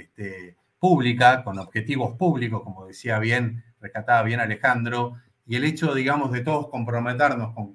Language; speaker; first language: Spanish; native; Spanish